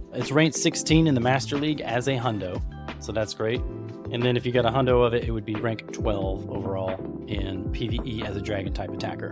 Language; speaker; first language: English; native; English